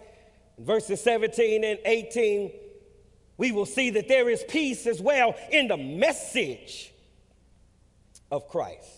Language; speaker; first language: English; native; English